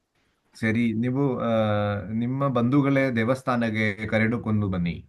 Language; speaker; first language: Kannada; non-native, learner; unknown